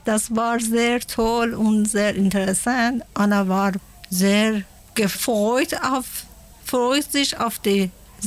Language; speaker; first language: German; non-native, learner; Persian